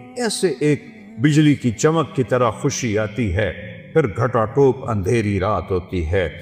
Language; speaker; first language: Urdu; non-native, local second language; Saraiki